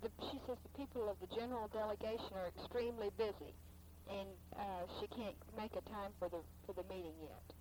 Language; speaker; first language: English; native; English